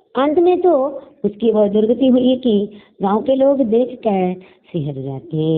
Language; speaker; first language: Hindi; non-native, local second language; Telugu